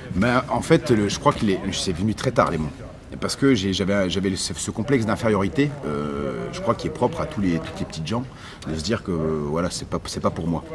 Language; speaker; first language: French; early bilingual, other home language; Arabic